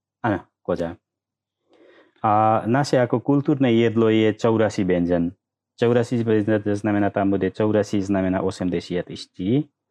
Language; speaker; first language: Slovak; non-native, learner; Nepali